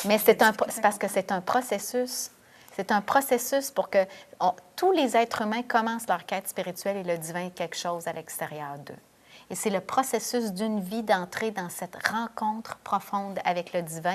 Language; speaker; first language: French; native; French